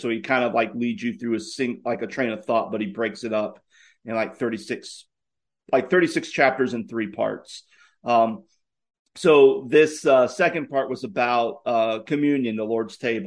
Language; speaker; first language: English; native; English